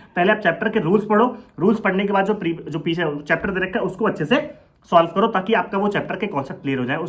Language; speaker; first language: Hindi; native; Hindi